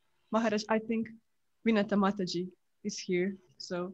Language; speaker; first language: English; non-native, fluent; Croatian